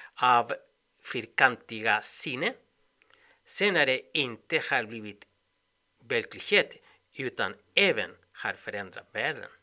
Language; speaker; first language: Swedish; non-native, fluent; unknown